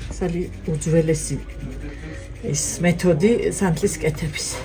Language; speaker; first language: Georgian; non-native, local second language; Svan